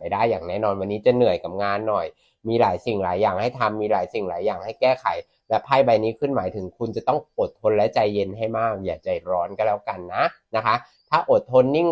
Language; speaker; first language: Thai; native; Thai